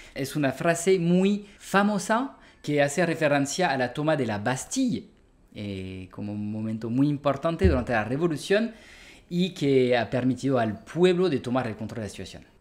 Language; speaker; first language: Spanish; non-native, fluent; French